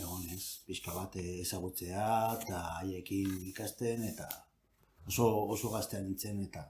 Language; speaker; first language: Basque; non-native, local second language; Spanish